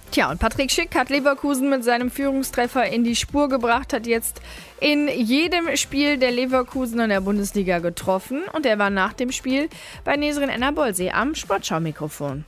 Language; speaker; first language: German; native; German